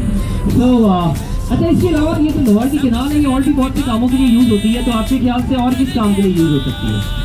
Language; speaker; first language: Hindi; native; Hindi